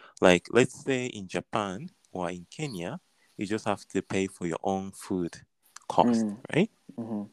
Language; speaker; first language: English; non-native, learner; Japanese